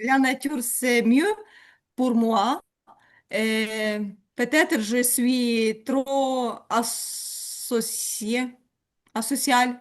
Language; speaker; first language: French; non-native, learner; Ukrainian